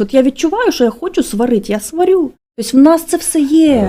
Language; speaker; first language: Ukrainian; native; Ukrainian